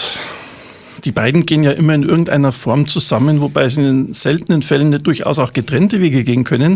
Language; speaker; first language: German; native; German